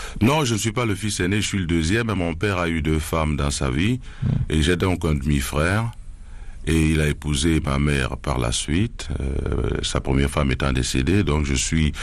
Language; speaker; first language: French; non-native, local second language; Duala